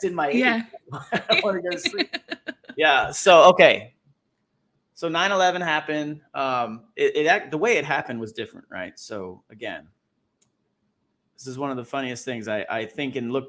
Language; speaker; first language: English; native; English